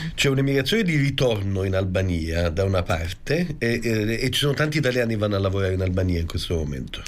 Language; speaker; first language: Italian; native; Italian